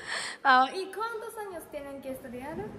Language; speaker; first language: Spanish; non-native, learner; Japanese